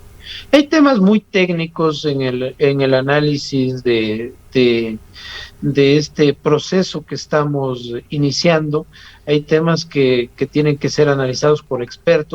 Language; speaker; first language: Spanish; native; Spanish